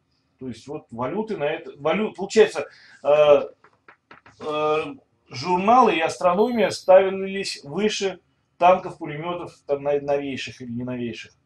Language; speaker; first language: Russian; native; Russian